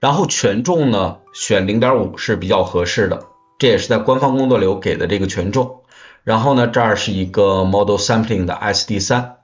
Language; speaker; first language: Chinese; native; Chinese